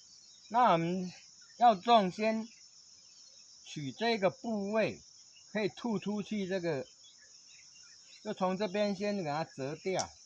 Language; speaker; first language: Chinese; non-native, local second language; Min Nan Chinese